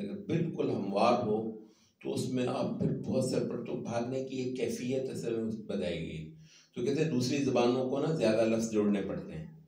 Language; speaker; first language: Urdu; non-native, local second language; Punjabi